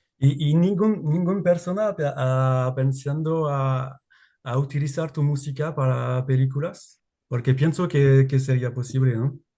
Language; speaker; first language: Spanish; non-native, learner; French